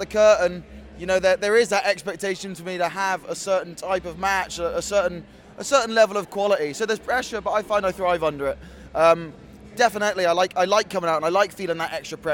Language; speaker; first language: English; native; English